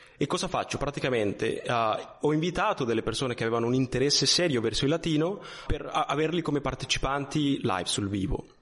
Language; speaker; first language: Italian; early bilingual, heritage; Spanish